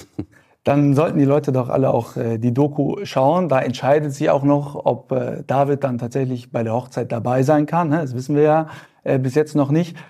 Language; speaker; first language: German; native; German